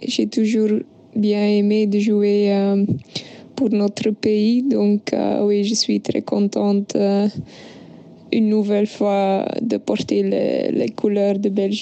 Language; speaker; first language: French; non-native, local second language; Dutch